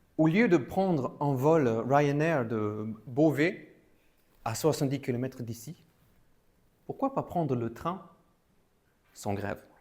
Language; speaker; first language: French; non-native, fluent; German